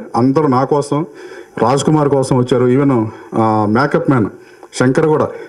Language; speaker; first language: Telugu; native; Telugu